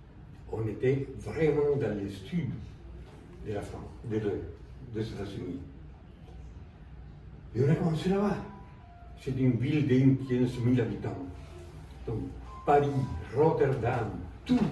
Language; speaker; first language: French; non-native, fluent; Spanish